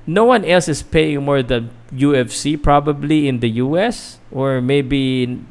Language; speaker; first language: English; non-native, local second language; Filipino